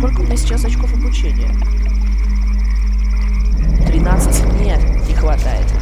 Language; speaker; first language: Russian; native; Russian